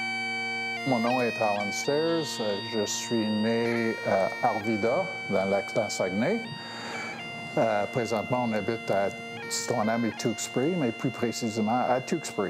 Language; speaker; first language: French; non-native, local second language; English